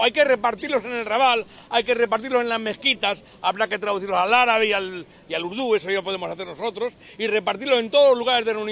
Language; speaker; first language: Spanish; native; Spanish